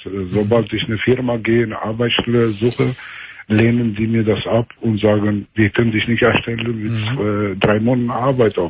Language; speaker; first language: German; early bilingual, other home language; Albanian